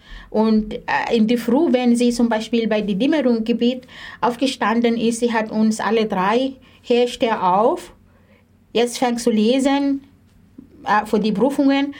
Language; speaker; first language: German; non-native, fluent; Arabic